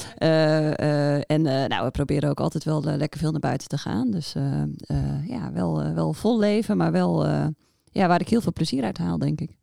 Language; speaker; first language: Dutch; native; Dutch